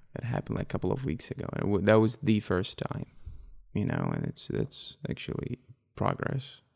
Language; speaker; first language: English; non-native, fluent; Arabic